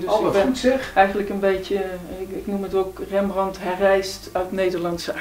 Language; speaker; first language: Dutch; native; Dutch